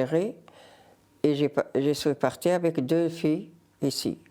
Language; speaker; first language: French; non-native, learner; Riffian